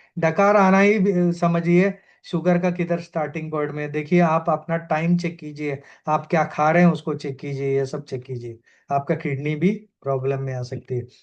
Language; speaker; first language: Hindi; non-native, local second language; Malayalam